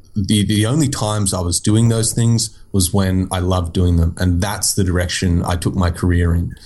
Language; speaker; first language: English; native; English